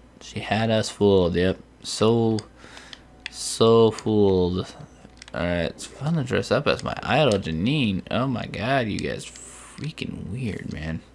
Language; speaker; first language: English; native; English